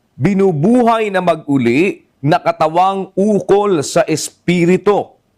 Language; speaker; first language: Filipino; native; Filipino